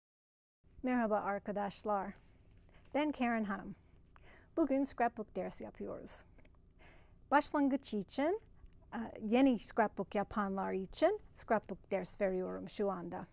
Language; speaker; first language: Turkish; non-native, fluent; English